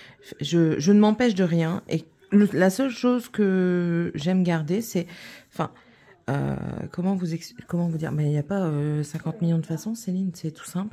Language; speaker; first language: French; native; French